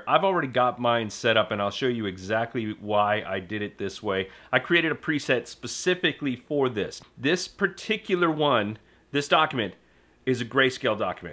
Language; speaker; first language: English; native; English